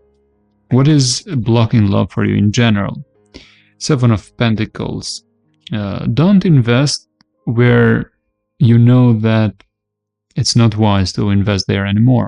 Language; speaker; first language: English; non-native, fluent; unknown